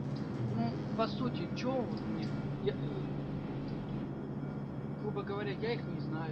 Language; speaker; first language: Russian; native; Russian